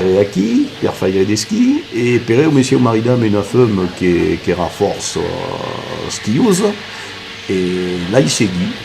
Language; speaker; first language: Occitan; native; Occitan